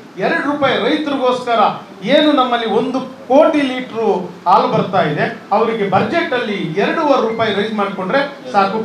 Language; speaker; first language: Kannada; native; Kannada